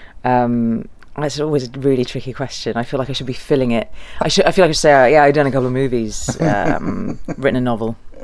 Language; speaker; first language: English; early bilingual, other home language; German